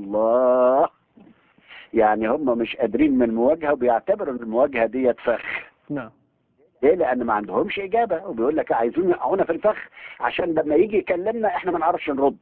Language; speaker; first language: Arabic; native; Arabic